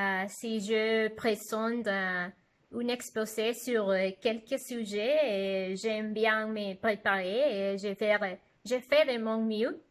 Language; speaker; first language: French; non-native, fluent; Spanish